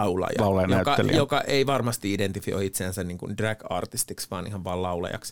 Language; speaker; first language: Finnish; native; Finnish